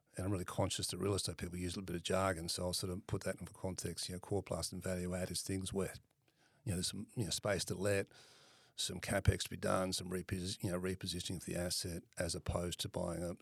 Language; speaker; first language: English; native; English